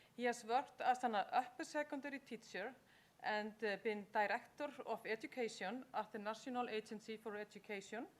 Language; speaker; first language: English; non-native, fluent; Icelandic